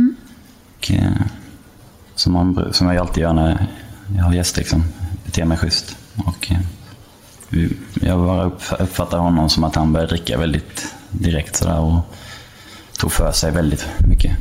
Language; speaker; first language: Swedish; native; Swedish